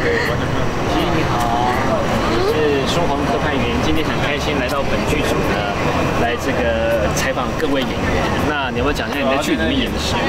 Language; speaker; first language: Chinese; native; Chinese